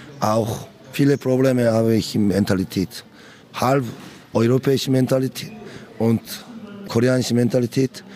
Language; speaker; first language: German; non-native, learner; Korean